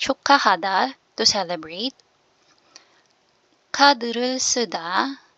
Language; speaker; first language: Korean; non-native, learner; Filipino